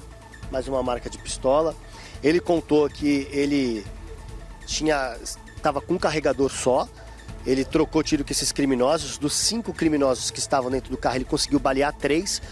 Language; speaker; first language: Portuguese; native; Portuguese